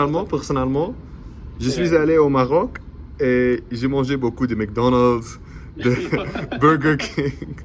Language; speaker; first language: French; non-native, learner; English